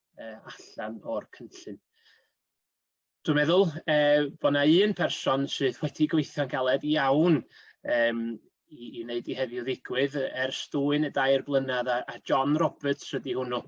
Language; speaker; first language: Welsh; native; Welsh